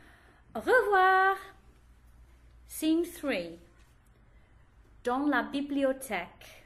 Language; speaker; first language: French; non-native, learner; English